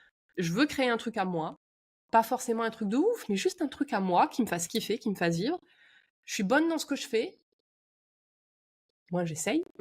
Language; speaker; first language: French; native; French